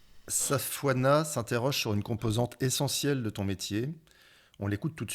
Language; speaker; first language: French; native; French